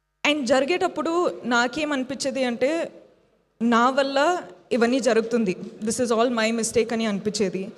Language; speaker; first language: Telugu; non-native, fluent; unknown